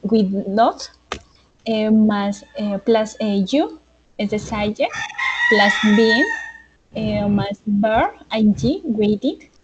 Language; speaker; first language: English; non-native, learner; Spanish